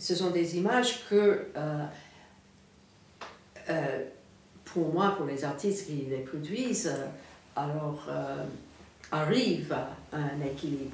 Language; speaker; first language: French; non-native, fluent; English